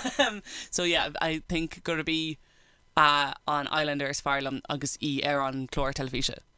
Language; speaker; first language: Irish; non-native, local second language; English